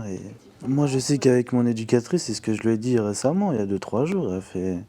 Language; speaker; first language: French; native; French